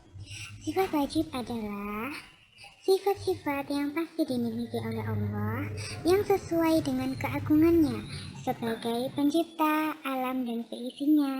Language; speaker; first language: Indonesian; native; Indonesian